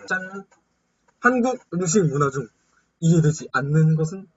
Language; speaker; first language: Korean; native; Korean